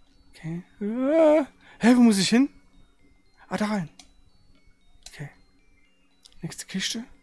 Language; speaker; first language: German; native; German